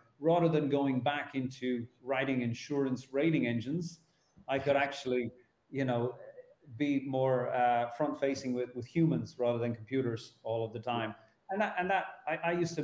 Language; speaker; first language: English; native; English